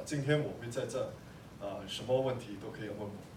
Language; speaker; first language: Chinese; non-native, local second language; English